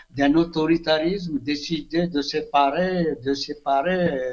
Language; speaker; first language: French; non-native, local second language; Kabyle